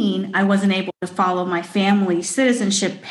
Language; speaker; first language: English; early bilingual, other home language; Chinese